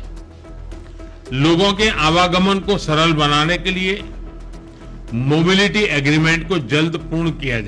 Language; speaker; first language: Hindi; native; Hindi